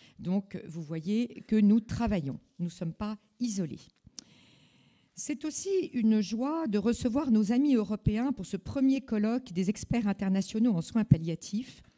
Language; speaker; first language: French; native; French